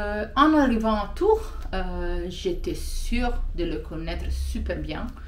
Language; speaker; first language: French; non-native, fluent; Italian